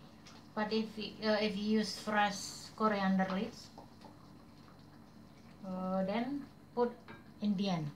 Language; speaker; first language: English; non-native, learner; Indonesian